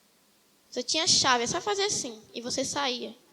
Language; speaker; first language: Portuguese; native; Portuguese